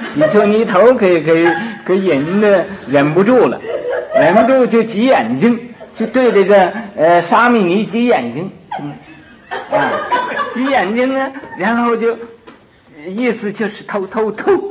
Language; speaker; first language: Chinese; native; Chinese